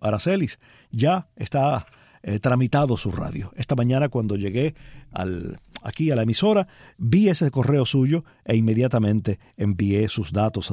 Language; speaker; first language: Spanish; native; Spanish